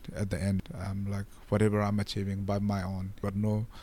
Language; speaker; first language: English; non-native, local second language; Nepali